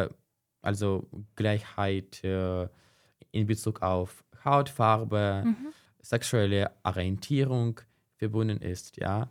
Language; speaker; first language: German; non-native, fluent; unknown